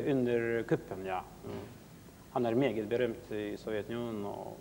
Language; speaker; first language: Swedish; non-native, learner; Russian